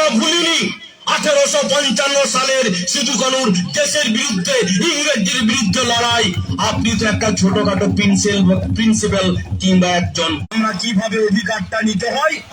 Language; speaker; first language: Bangla; non-native, local second language; Santali